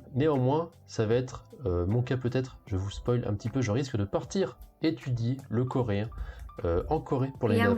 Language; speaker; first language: French; native; French